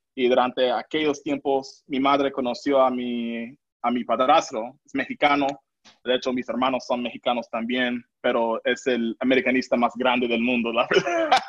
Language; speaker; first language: Spanish; non-native, local second language; English